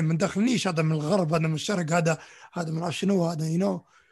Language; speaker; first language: Arabic; early bilingual, heritage; Arabic